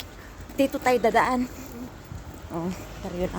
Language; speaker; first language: Filipino; native; Filipino